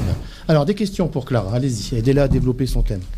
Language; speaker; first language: French; native; French